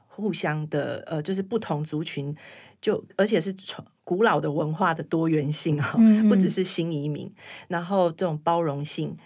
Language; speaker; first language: Chinese; native; Chinese